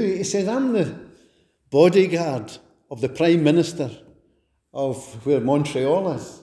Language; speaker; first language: English; native; English